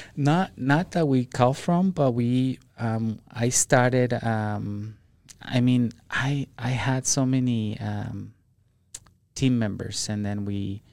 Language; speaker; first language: English; non-native, fluent; Spanish